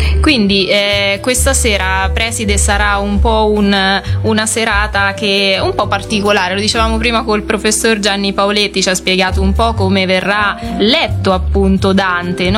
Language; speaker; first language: Italian; native; Italian